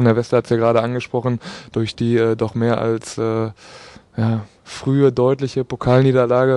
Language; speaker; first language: German; native; German